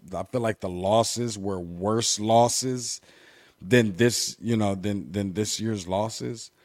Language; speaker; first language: English; native; English